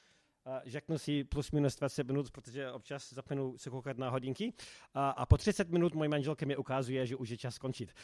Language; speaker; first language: Czech; non-native, fluent; English